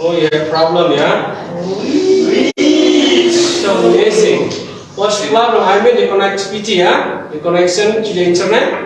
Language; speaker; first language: English; non-native, learner; Indonesian